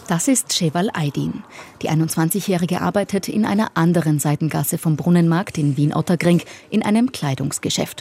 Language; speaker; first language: German; native; German